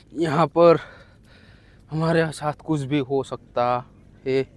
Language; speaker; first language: Hindi; non-native, local second language; Gujarati